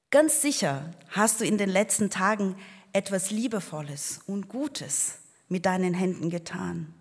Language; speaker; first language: German; non-native, fluent; Portuguese